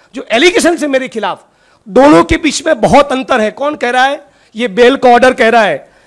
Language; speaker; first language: Hindi; non-native, local second language; Gujarati